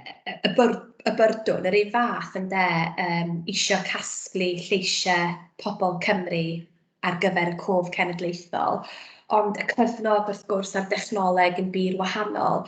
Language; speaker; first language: Welsh; native; Welsh